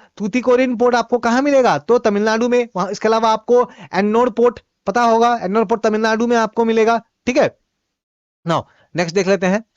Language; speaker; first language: Hindi; non-native, local second language; Bhojpuri